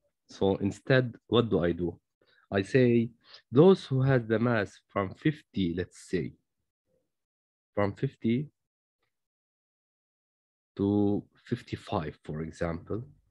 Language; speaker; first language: English; non-native, fluent; Arabic